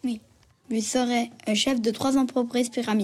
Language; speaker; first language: French; native; French